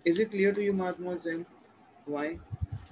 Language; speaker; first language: English; non-native, local second language; Hindi